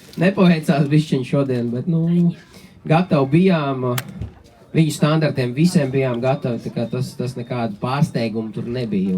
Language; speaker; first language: Latvian; native; Latvian